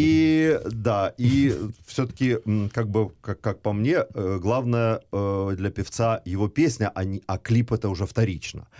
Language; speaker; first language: Russian; native; Russian